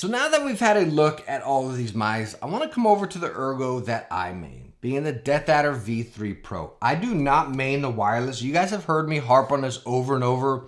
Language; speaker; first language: English; native; English